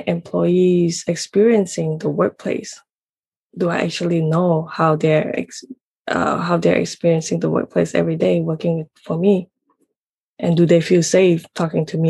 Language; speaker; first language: English; non-native, local second language; Cantonese